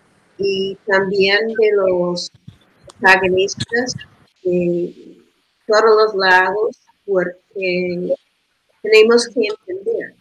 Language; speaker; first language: Spanish; non-native, fluent; English